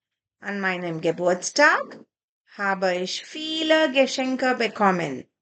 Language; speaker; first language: German; non-native, fluent; Kannada